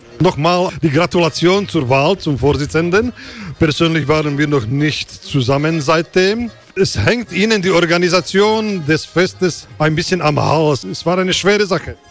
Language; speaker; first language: German; non-native, local second language; Slovak